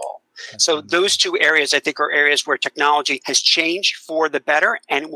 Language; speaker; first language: English; native; English